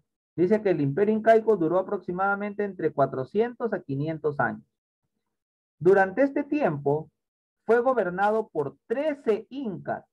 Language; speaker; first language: Spanish; native; Spanish